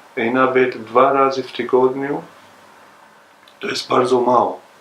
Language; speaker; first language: Polish; non-native, learner; Arabic